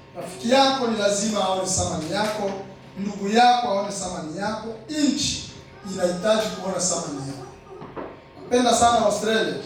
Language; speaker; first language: Swahili; non-native, local second language; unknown